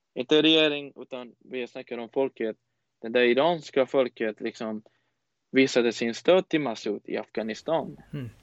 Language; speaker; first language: Swedish; non-native, fluent; Persian